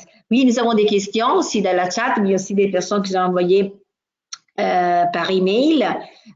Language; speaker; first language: French; non-native, fluent; Italian